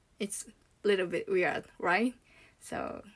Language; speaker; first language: English; non-native, learner; Japanese